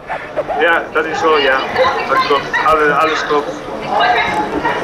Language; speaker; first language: Dutch; non-native, learner; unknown